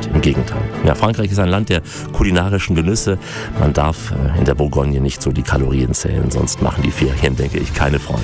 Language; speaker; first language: German; native; German